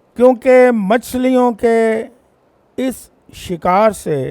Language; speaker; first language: Urdu; non-native, local second language; Punjabi